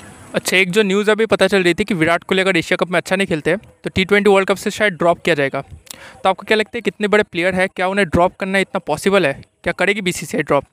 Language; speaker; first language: Hindi; native; Hindi